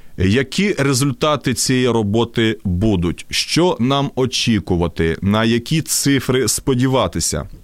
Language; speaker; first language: Ukrainian; non-native, local second language; Russian